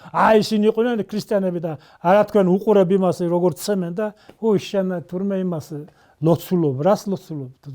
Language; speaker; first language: Georgian; non-native, local second language; Svan